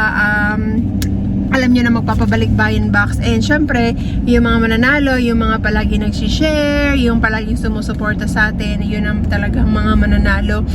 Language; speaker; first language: Filipino; native; Filipino